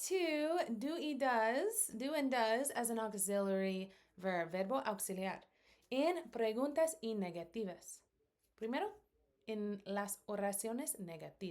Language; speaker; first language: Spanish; non-native, fluent; English